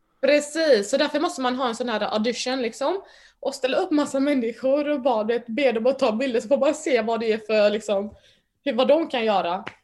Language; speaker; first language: Swedish; early bilingual, other home language; Mandingo